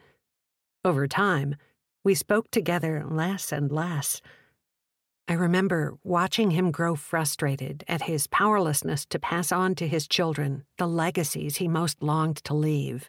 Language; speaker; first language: English; early bilingual, other home language; Czech